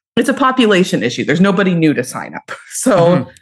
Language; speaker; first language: English; native; English